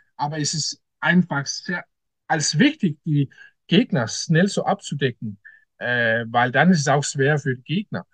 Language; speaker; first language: German; non-native, learner; Danish